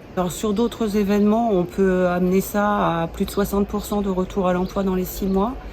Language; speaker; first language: French; native; French